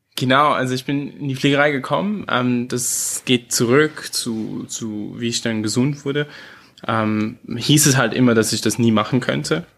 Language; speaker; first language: German; early bilingual, heritage; German